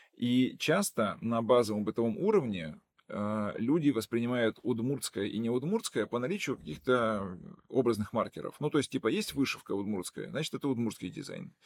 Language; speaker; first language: Russian; non-native, local second language; Udmurt